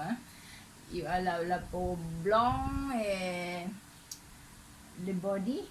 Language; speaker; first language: French; non-native, learner; Thai